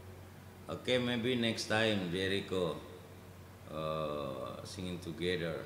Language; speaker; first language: English; non-native, learner; Indonesian